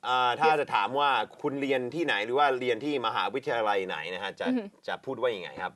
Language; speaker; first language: Thai; non-native, fluent; English